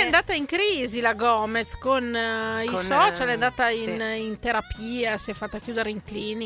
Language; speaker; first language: Italian; native; Italian